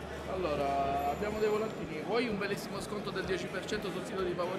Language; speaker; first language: Italian; native; Italian